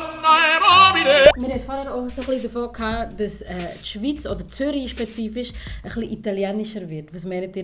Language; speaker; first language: German; early bilingual, other home language; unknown